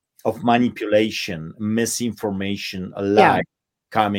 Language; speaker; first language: English; non-native, fluent; Polish